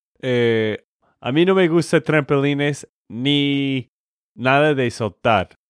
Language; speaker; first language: Spanish; non-native, learner; English